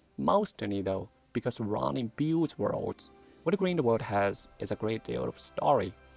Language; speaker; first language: English; non-native, fluent; Chinese